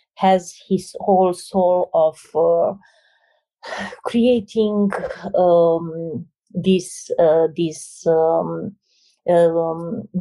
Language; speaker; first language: English; non-native, fluent; Romanian